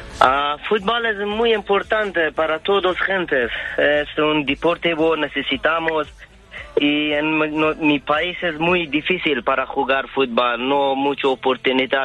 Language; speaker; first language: Spanish; non-native, learner; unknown